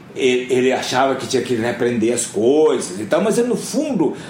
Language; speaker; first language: Portuguese; native; Portuguese